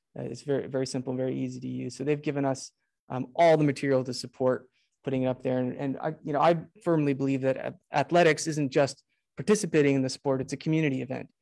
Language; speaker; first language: English; native; English